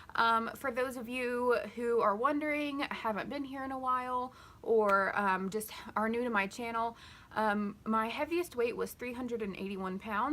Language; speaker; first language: English; native; English